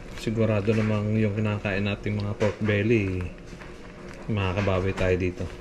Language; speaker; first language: Filipino; native; Filipino